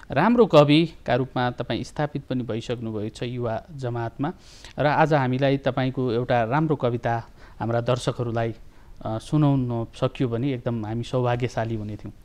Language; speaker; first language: Nepali; native; Nepali